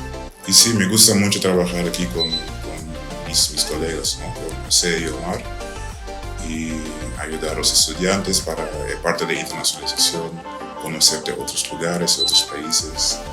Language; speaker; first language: Spanish; non-native, learner; Dutch